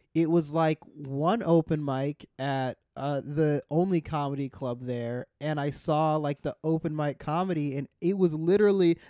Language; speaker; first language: English; native; English